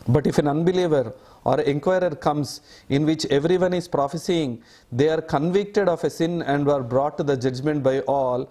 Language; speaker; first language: English; non-native, local second language; Telugu